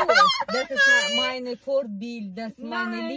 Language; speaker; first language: German; non-native, learner; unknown